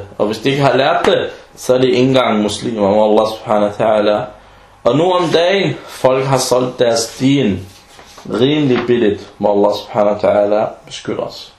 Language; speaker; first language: Danish; non-native, fluent; Arabic